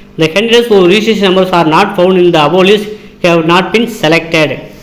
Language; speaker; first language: English; non-native, local second language; Tamil